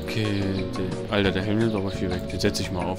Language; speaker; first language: German; native; German